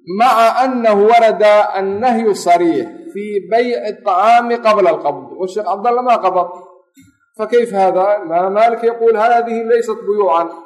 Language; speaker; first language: Arabic; non-native, local second language; Somali